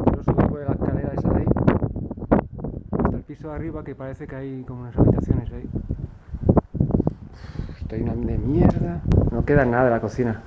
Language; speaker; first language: Spanish; native; Spanish